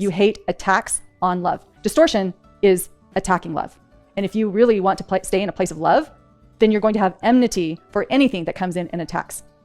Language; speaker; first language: English; native; English